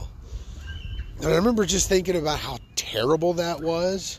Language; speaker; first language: English; native; English